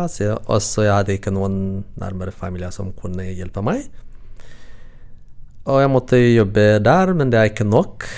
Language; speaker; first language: Norwegian; non-native, learner; Tigrinya